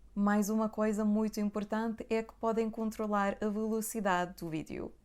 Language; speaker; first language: Portuguese; native; Portuguese